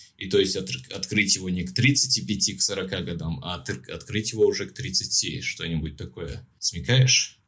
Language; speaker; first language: Russian; non-native, local second language; Tajik